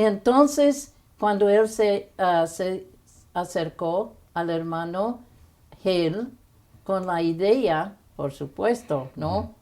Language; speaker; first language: Spanish; non-native, fluent; English